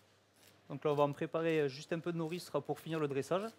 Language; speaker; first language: French; native; French